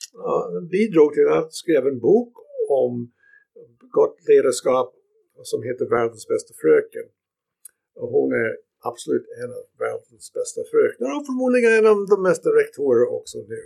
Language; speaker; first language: Swedish; non-native, fluent; English